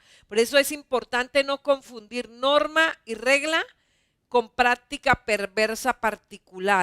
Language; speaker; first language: Spanish; native; Spanish